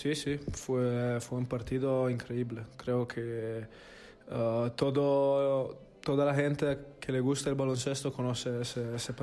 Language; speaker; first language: Spanish; non-native, learner; Italian